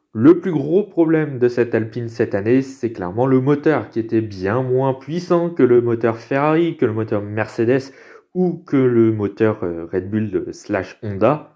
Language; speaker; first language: French; native; French